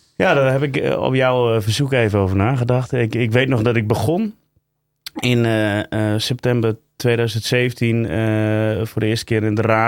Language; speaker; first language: Dutch; native; Dutch